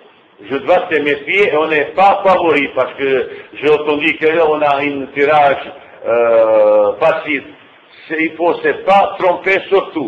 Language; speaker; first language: French; non-native, fluent; Bosnian